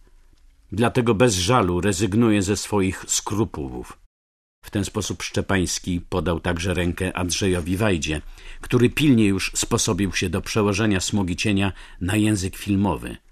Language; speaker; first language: Polish; native; Polish